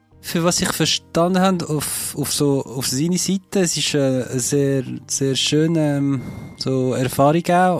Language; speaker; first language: German; non-native, fluent; French